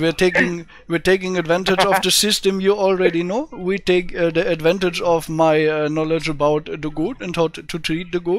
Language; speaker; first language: English; non-native, fluent; German